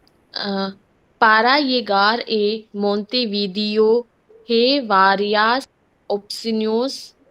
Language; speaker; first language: Spanish; non-native, learner; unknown